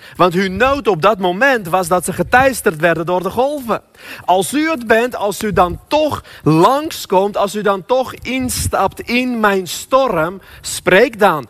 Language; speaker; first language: Dutch; non-native, fluent; Armenian